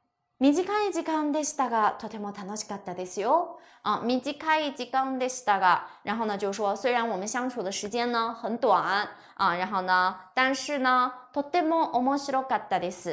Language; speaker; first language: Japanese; non-native, fluent; Chinese